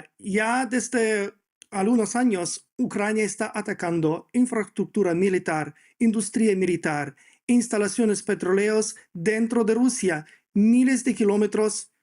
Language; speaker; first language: Spanish; non-native, fluent; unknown